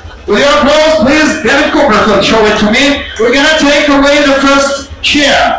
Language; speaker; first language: English; non-native, fluent; Russian